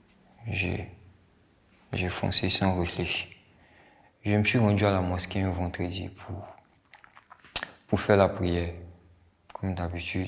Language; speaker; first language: French; non-native, local second language; Bambara